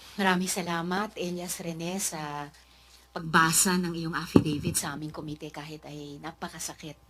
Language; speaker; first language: Filipino; native; Filipino